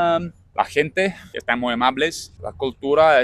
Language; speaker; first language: Spanish; non-native, learner; English